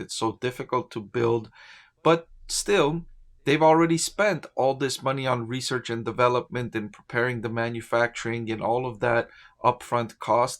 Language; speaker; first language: English; native; English